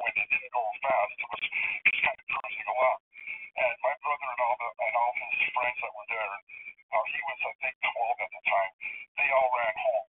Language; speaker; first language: English; native; English